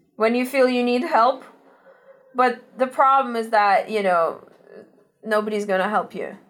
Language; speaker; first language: English; non-native, fluent; Russian